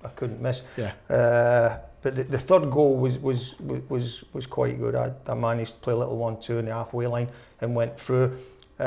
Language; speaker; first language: English; native; English